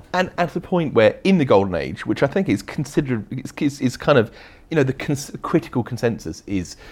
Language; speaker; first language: English; native; English